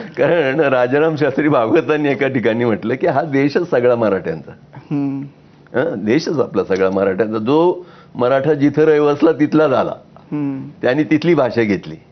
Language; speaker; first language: Marathi; native; Marathi